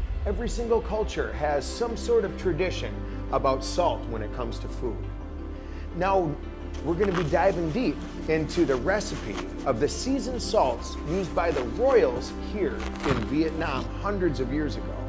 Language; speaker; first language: English; native; English